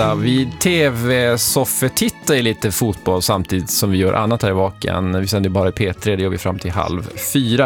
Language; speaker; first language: Swedish; native; Swedish